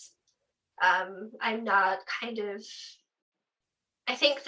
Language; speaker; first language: English; native; English